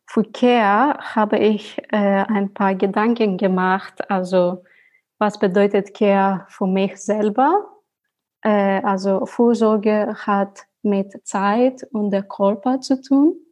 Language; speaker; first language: German; non-native, learner; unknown